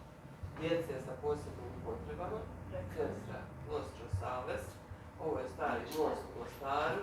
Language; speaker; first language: Bosnian; native; Bosnian